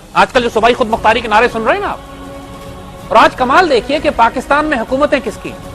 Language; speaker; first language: Urdu; native; Urdu